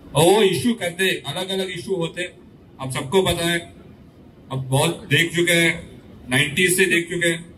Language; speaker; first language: Hindi; non-native, local second language; Telugu